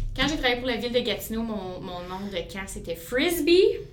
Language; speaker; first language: French; native; French